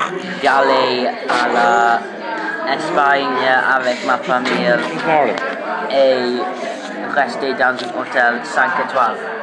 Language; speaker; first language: French; non-native, learner; English